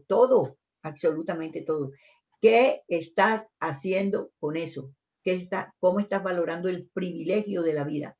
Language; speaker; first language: Spanish; native; Spanish